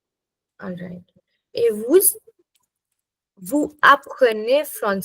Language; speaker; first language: French; non-native, fluent; English